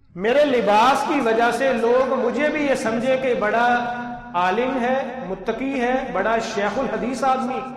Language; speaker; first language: Urdu; non-native, local second language; Punjabi